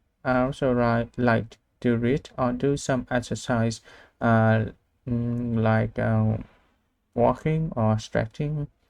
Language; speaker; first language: English; non-native, learner; Vietnamese